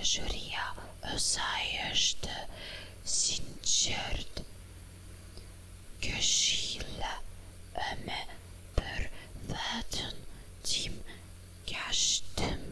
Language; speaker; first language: Albanian; non-native, learner; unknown